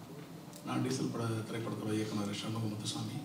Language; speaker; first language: Tamil; native; Tamil